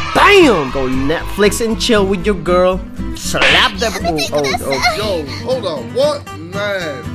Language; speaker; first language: English; non-native, local second language; Filipino